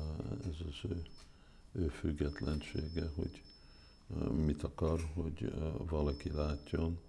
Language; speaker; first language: Hungarian; early bilingual, heritage; Hungarian